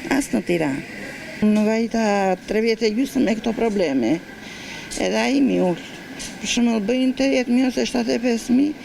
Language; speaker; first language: Albanian; native; Albanian